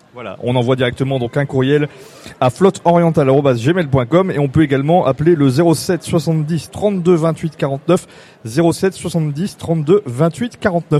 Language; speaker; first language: French; native; French